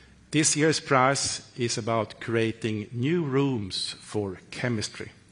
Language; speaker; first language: English; non-native, fluent; Swedish